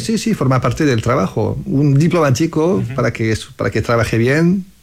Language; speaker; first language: Spanish; non-native, fluent; French